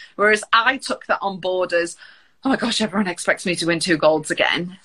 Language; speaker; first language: English; native; English